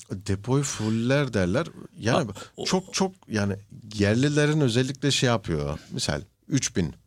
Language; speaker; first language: Turkish; early bilingual, heritage; Turkish